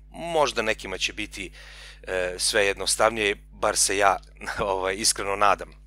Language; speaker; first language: Serbian; non-native, local second language; Hungarian